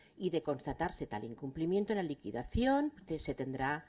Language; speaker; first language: Spanish; non-native, local second language; Catalan